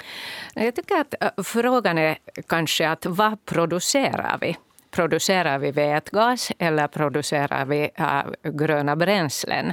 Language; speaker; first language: Swedish; non-native, local second language; Finnish